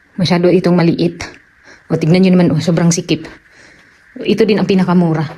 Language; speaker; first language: Filipino; non-native, local second language; Cebuano